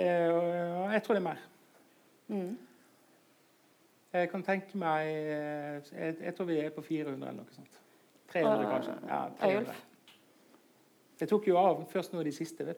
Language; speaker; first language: Norwegian; native; Norwegian